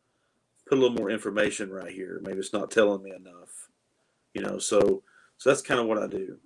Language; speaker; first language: English; native; English